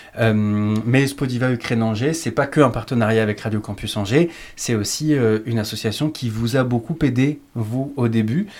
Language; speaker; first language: French; native; French